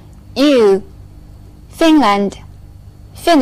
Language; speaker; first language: English; non-native, fluent; Chinese